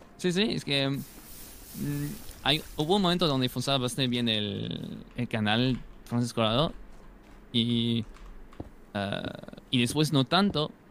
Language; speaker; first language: Spanish; non-native, fluent; French